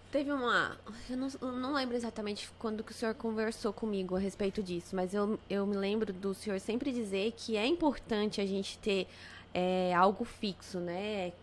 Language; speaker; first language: Portuguese; native; Portuguese